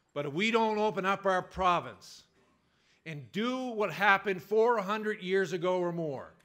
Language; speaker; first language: English; native; English